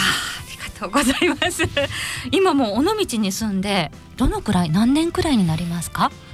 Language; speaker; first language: Japanese; native; Japanese